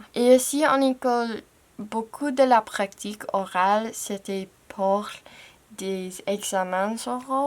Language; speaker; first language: French; non-native, fluent; English